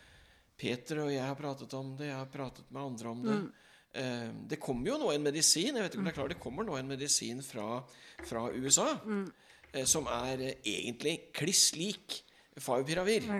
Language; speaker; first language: Norwegian; native; Norwegian